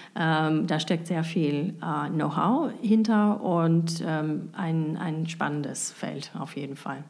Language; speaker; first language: German; non-native, fluent; English